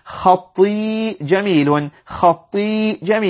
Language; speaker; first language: Arabic; non-native, fluent; English